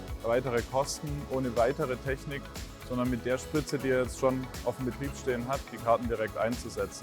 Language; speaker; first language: German; native; German